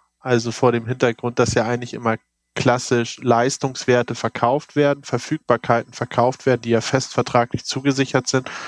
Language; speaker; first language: German; native; German